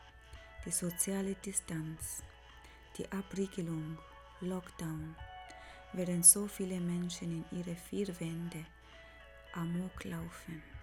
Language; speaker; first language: German; non-native, fluent; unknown